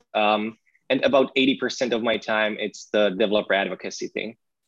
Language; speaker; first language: English; non-native, fluent; Czech